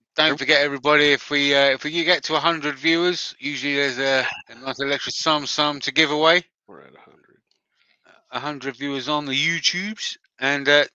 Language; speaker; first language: English; native; English